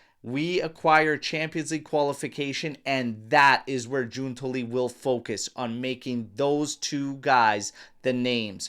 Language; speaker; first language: English; native; English